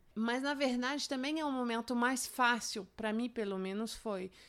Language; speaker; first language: Portuguese; non-native, fluent; French